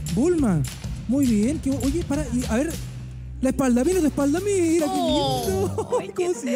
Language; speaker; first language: Spanish; native; Spanish